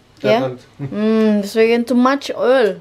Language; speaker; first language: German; non-native, learner; Indonesian